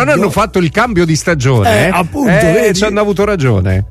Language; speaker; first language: Italian; native; Italian